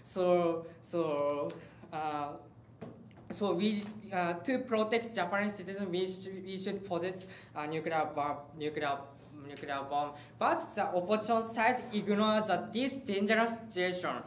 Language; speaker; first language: English; non-native, learner; Japanese